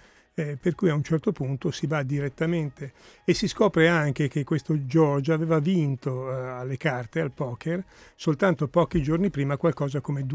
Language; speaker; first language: Italian; native; Italian